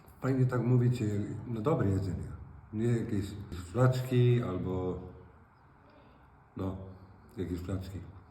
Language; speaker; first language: Polish; non-native, learner; Icelandic